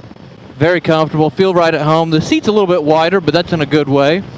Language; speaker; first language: English; native; English